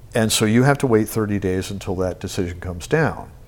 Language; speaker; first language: English; native; English